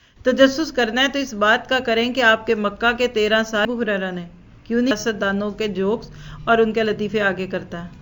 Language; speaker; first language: Urdu; native; Urdu